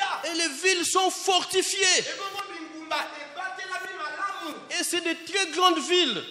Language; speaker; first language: French; non-native, local second language; Lingala